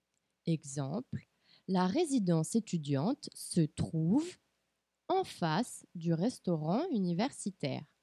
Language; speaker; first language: French; non-native, fluent; Portuguese